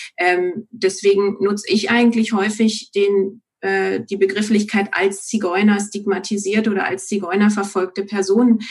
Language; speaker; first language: German; native; German